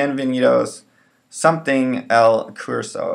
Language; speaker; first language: Spanish; non-native, learner; English